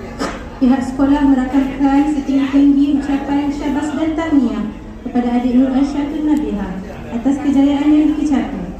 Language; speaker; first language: Malay; native; Malay